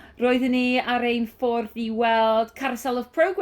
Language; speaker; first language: Welsh; non-native, learner; English